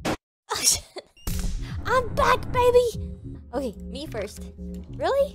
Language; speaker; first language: English; native; English